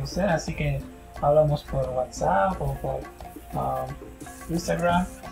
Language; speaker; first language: Spanish; non-native, fluent; Haitian Creole